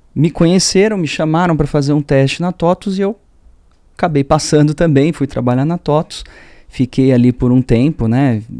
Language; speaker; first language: Portuguese; early bilingual, other home language; French